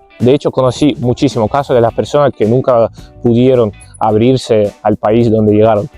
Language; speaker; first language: Spanish; non-native, fluent; Ukrainian